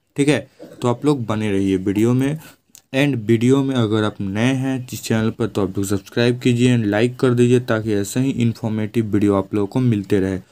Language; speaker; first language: Hindi; native; Hindi